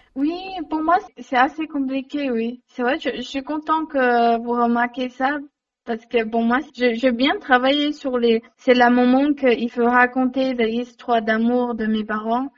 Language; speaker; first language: French; non-native, learner; Chinese